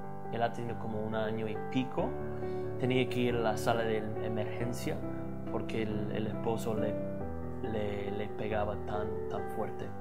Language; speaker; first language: Spanish; non-native, fluent; English